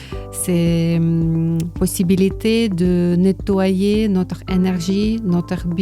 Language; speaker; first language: French; non-native, learner; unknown